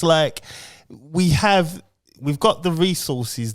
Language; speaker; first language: English; native; English